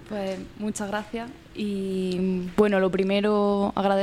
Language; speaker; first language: Spanish; native; Spanish